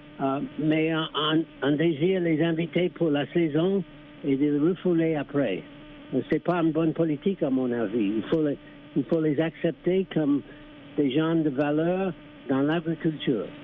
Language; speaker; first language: French; non-native, fluent; English